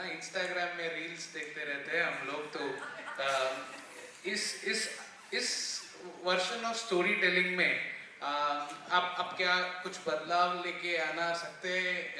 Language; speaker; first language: Hindi; non-native, local second language; Kannada